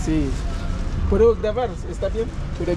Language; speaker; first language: Spanish; non-native, learner; Haitian Creole